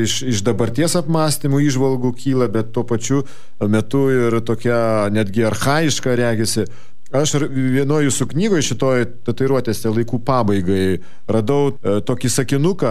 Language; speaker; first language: Lithuanian; native; Lithuanian